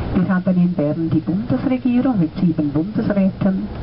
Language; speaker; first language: German; native; German